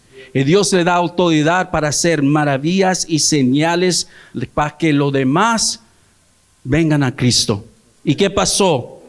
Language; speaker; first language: Spanish; early bilingual, heritage; English